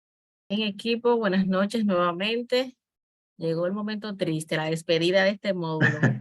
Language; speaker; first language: Spanish; native; Spanish